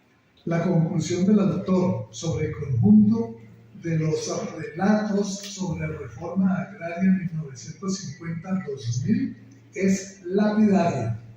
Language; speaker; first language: Spanish; native; Spanish